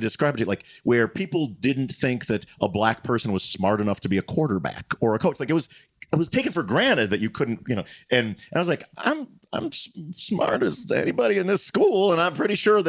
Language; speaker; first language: English; native; English